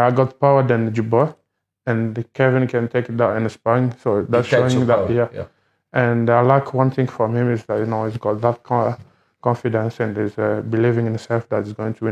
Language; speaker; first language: English; non-native, learner; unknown